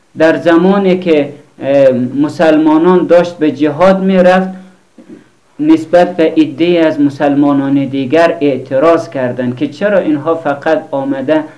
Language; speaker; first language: Persian; native; Persian